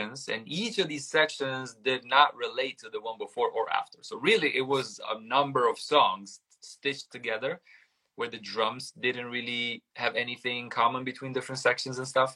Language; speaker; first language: English; non-native, fluent; Italian